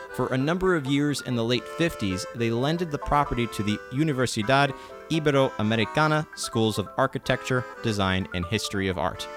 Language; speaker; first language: English; native; English